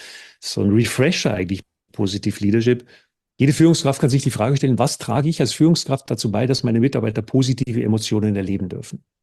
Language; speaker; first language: German; native; German